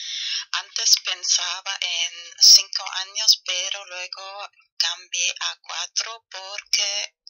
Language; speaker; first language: Spanish; non-native, learner; German